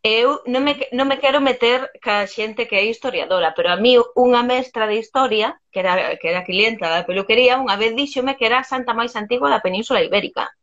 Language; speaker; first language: Galician; native; Galician